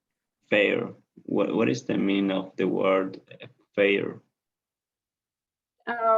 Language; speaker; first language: English; non-native, learner; Spanish